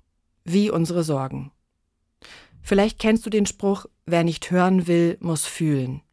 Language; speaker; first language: German; native; German